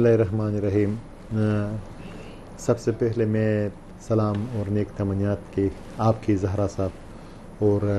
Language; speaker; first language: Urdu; non-native, learner; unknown